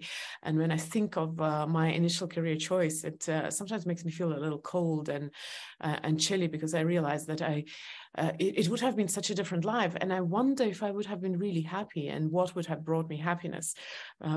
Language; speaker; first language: English; non-native, fluent; Estonian